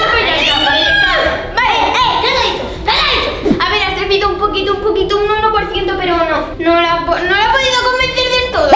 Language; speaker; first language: Spanish; native; Spanish